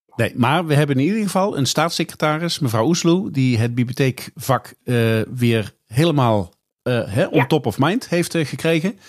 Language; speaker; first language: Dutch; native; Dutch